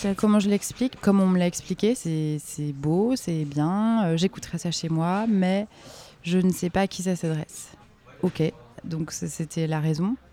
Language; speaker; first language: French; native; French